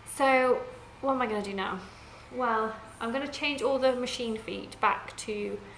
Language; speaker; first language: English; native; English